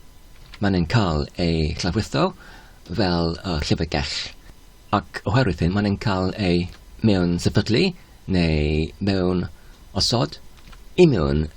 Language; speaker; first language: Welsh; non-native, learner; Polish